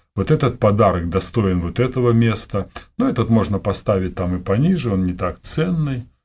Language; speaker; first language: Russian; native; Russian